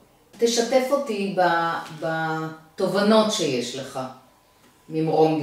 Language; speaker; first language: Hebrew; native; Hebrew